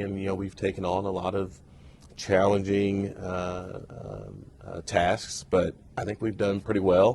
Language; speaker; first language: English; native; English